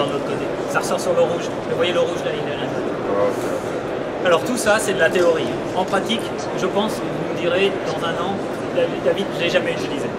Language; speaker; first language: French; native; French